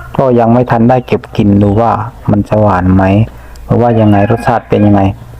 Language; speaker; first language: Thai; native; Thai